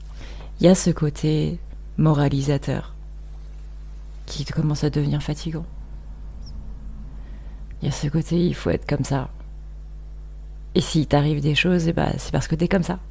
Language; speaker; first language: French; native; French